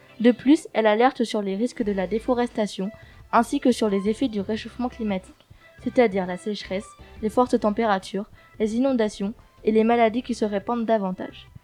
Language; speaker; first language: French; native; French